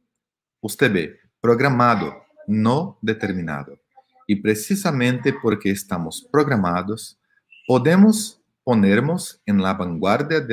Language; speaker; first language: Spanish; non-native, fluent; Portuguese